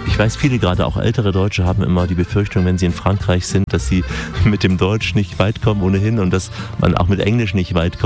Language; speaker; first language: German; native; German